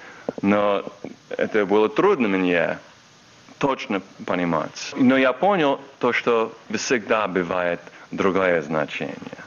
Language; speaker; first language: Russian; non-native, fluent; English